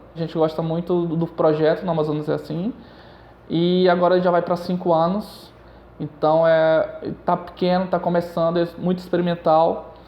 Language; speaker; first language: Portuguese; native; Portuguese